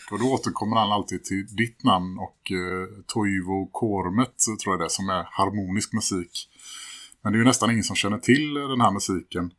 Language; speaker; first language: Swedish; native; Swedish